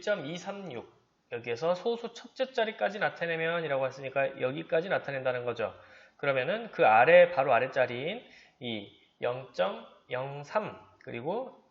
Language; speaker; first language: Korean; native; Korean